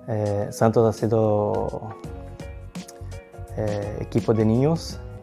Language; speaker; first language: Spanish; non-native, learner; Portuguese